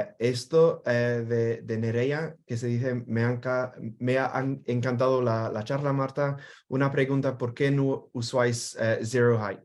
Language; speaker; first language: Spanish; non-native, fluent; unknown